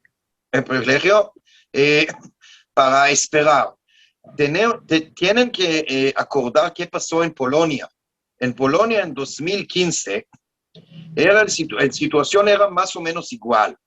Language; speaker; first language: Spanish; non-native, learner; Hebrew